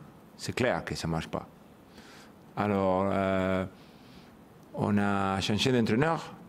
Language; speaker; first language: French; non-native, fluent; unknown